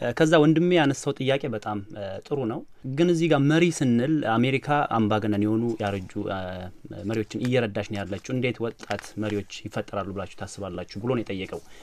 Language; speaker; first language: Amharic; non-native, local second language; Oromo